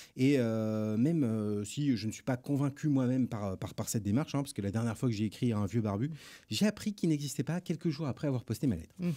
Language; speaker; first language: French; native; French